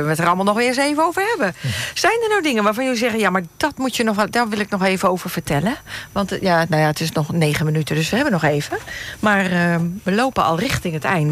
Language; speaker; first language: Dutch; native; Dutch